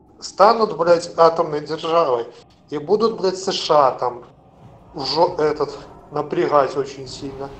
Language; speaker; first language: Russian; native; Russian